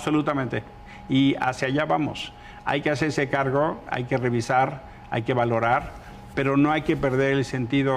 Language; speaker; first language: Spanish; native; Spanish